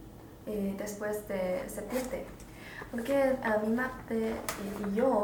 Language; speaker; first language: Spanish; non-native, learner; Chinese